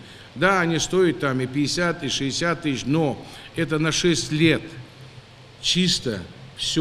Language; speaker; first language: Russian; non-native, local second language; Ingush